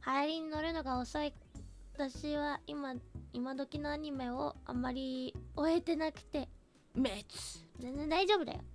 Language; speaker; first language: Japanese; non-native, fluent; Chinese